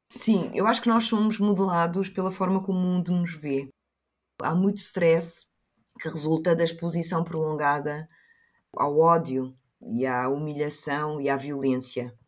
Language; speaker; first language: Portuguese; early bilingual, other home language; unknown